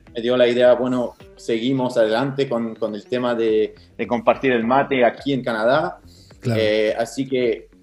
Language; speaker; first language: Spanish; non-native, fluent; English